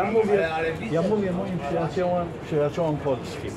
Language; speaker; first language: Polish; non-native, fluent; Arabic